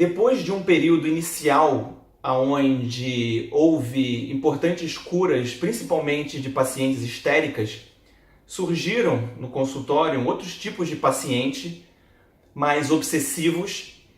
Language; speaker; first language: Portuguese; native; Portuguese